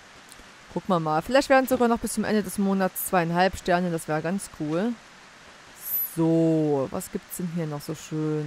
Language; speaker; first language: German; native; German